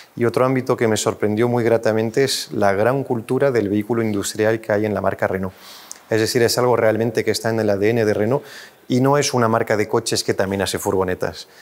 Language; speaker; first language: Spanish; non-native, fluent; French